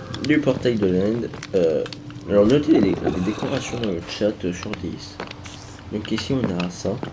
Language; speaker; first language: French; native; French